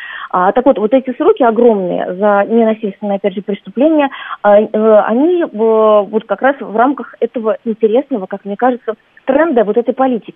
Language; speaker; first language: Russian; native; Russian